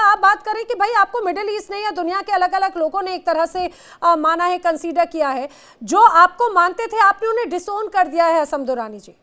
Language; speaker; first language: Hindi; native; Hindi